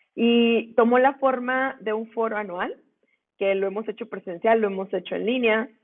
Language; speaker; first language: Spanish; native; Spanish